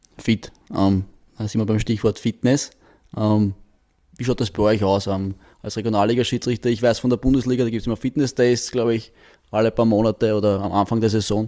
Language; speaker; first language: German; native; German